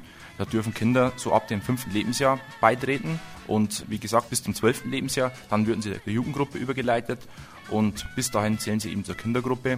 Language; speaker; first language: German; native; German